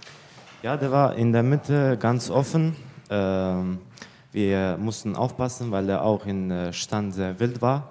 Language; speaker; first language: German; early bilingual, other home language; Bosnian